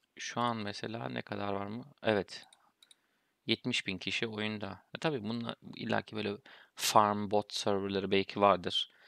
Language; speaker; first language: Turkish; early bilingual, heritage; Turkish